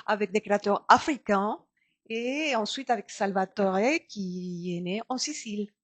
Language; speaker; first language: French; non-native, fluent; Spanish